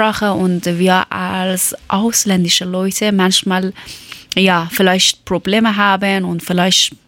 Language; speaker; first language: German; non-native, learner; Persian